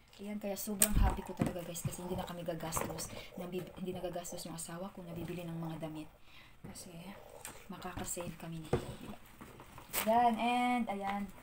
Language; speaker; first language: Filipino; native; Filipino